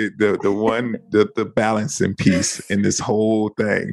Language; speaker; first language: English; native; English